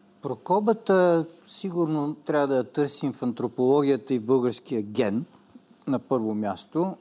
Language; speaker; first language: Bulgarian; native; Bulgarian